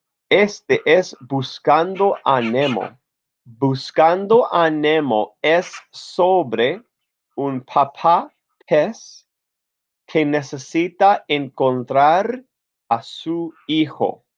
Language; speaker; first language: Spanish; non-native, fluent; English